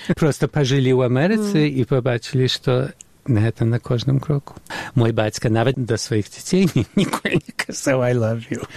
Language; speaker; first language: Belarusian; early bilingual, heritage; Belarusian